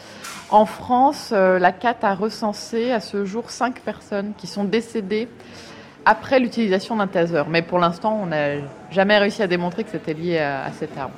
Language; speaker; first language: French; native; French